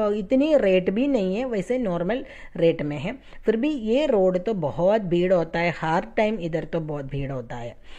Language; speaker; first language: Hindi; non-native, fluent; Tamil